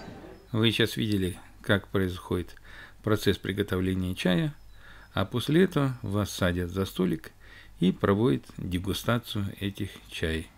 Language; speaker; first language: Russian; native; Russian